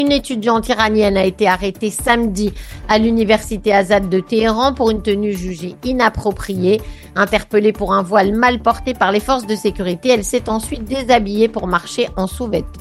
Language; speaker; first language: French; native; French